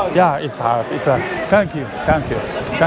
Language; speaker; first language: English; non-native, learner; Arabic